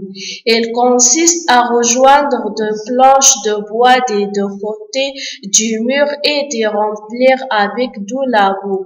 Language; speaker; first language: French; non-native, learner; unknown